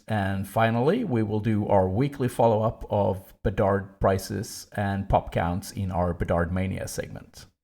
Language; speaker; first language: English; non-native, fluent; Swedish